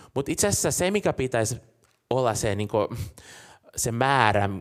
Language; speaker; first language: Finnish; non-native, fluent; Portuguese